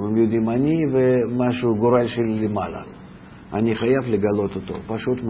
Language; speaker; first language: Hebrew; non-native, fluent; Russian